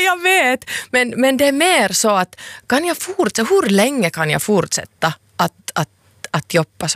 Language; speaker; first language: Swedish; non-native, local second language; Finnish